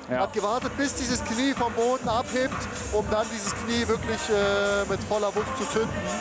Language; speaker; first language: German; native; German